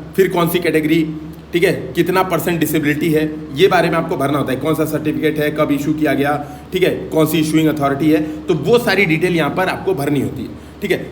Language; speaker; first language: Hindi; native; Hindi